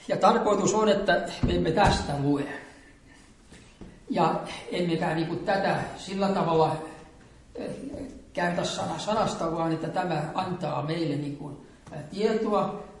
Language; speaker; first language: Finnish; native; Finnish